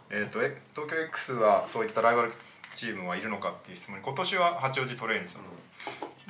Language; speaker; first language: Japanese; native; Japanese